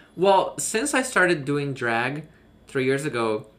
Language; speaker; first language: English; non-native, fluent; Portuguese